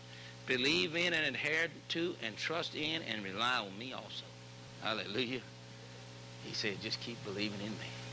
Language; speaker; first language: English; native; English